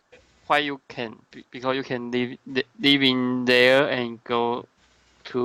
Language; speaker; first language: English; non-native, learner; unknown